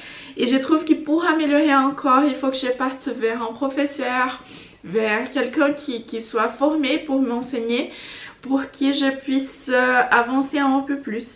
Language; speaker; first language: French; non-native, fluent; Portuguese